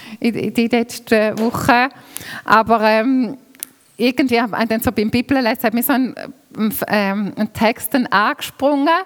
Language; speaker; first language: German; native; German